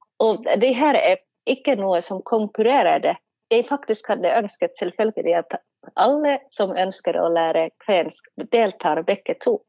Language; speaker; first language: Norwegian; non-native, fluent; Finnish